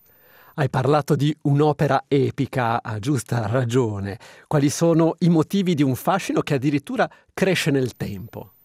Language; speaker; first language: Italian; native; Italian